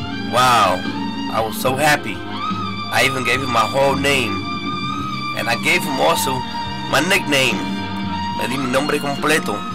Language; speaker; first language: English; non-native, fluent; Spanish